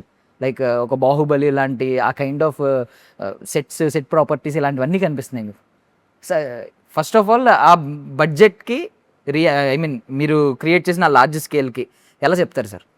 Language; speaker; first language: Telugu; native; Telugu